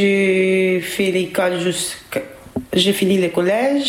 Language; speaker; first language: French; non-native, learner; Albanian